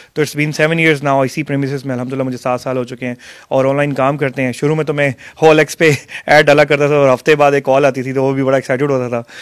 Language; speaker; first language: Urdu; non-native, local second language; Punjabi